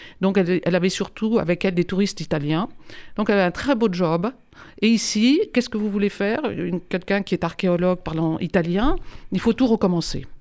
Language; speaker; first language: French; native; French